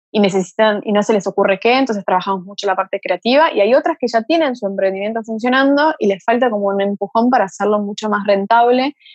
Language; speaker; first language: Spanish; early bilingual, other home language; Portuguese